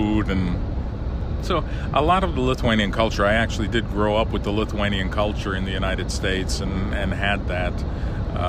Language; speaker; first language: English; early bilingual, other home language; Lithuanian